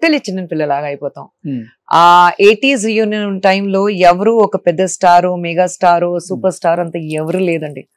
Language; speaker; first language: Telugu; non-native, learner; Tamil